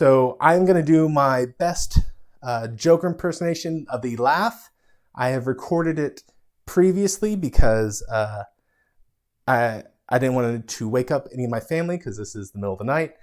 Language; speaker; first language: English; native; English